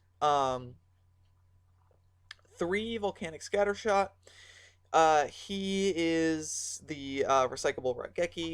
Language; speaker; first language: English; native; English